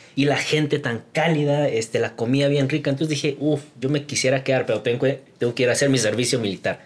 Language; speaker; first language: Spanish; early bilingual, other home language; Korean